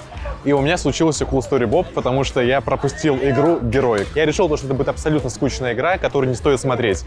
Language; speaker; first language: Russian; native; Russian